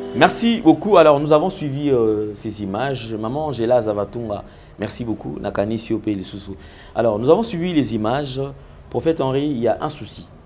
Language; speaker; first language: French; non-native, local second language; Lingala